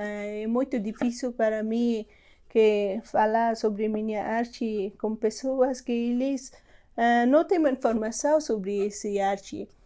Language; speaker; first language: Portuguese; non-native, learner; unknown